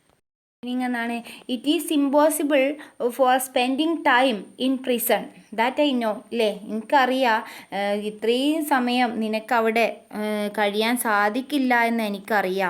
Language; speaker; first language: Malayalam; native; Malayalam